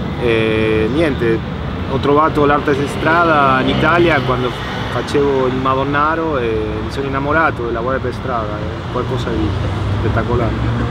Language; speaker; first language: Italian; non-native, fluent; Spanish